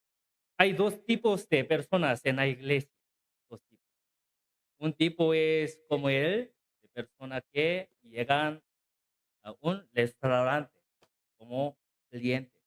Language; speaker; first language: Spanish; non-native, learner; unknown